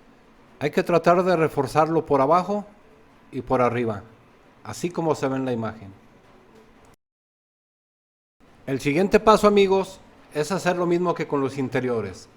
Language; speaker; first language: Spanish; native; Spanish